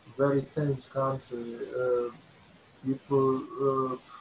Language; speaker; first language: English; non-native, learner; Bosnian